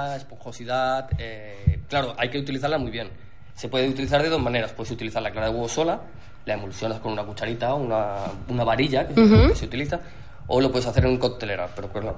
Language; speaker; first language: Spanish; native; Spanish